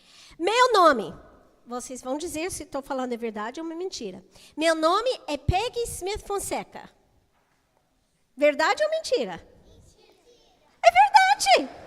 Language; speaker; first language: Portuguese; non-native, fluent; English